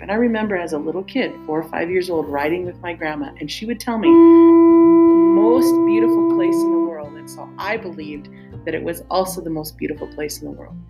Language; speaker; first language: English; native; English